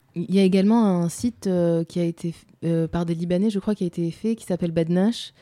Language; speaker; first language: French; native; French